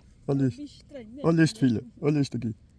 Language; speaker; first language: Portuguese; native; Portuguese